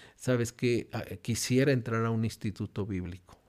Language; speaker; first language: Spanish; native; Spanish